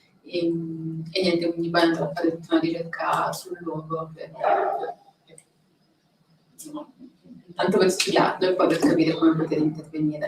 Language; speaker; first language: Italian; native; Italian